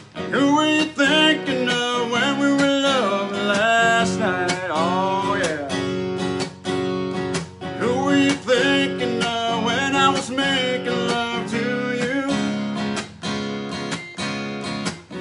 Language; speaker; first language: English; early bilingual, other home language; Spanish